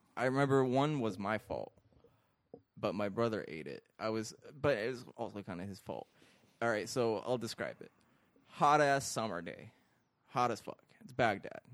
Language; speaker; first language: English; early bilingual, other home language; Arabic